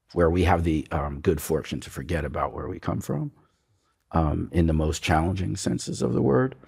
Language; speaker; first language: English; native; English